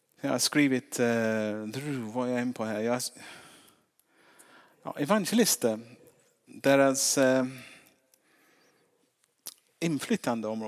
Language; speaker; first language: Swedish; non-native, fluent; English